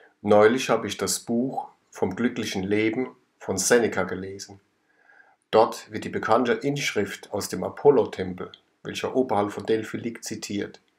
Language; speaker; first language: German; native; German